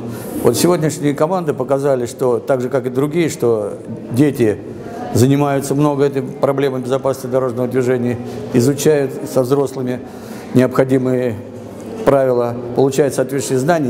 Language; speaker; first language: Russian; native; Russian